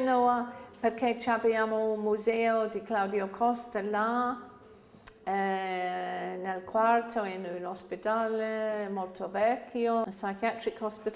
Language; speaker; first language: Italian; non-native, fluent; English